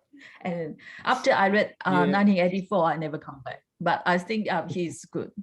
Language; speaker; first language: English; non-native, learner; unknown